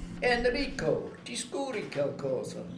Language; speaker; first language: Italian; non-native, learner; English